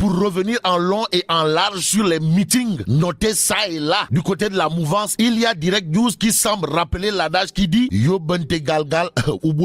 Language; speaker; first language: French; non-native, local second language; Wolof